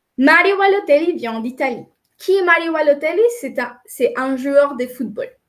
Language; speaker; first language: French; non-native, fluent; Spanish